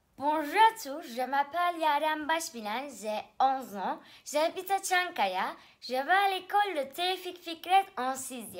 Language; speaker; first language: French; non-native, learner; Turkish